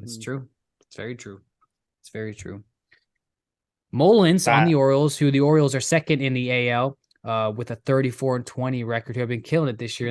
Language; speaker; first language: English; native; English